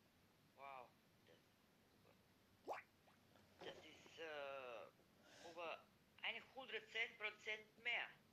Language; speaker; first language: German; non-native, learner; Macedonian